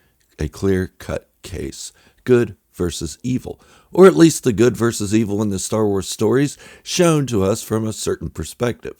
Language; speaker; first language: English; native; English